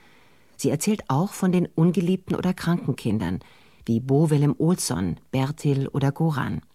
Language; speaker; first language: German; native; German